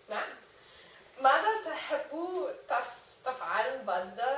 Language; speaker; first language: Arabic; non-native, learner; English